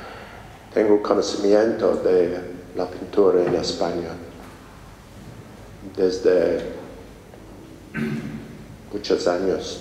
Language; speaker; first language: Spanish; non-native, fluent; English